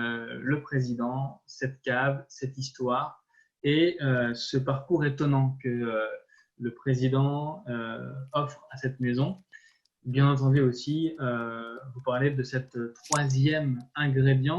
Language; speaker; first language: French; native; French